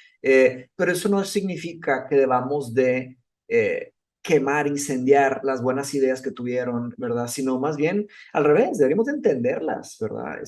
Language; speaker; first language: Spanish; early bilingual, other home language; Portuguese